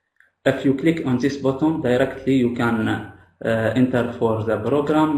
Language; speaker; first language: English; non-native, fluent; Arabic